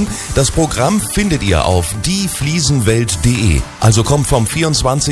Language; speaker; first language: German; native; German